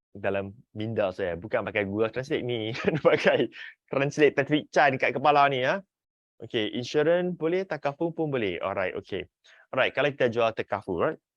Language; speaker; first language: Malay; non-native, local second language; Chinese